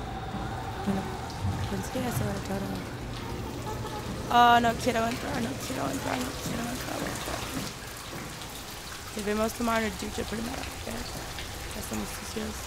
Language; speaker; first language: Spanish; non-native, learner; English